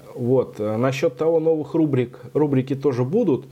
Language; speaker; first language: Russian; native; Russian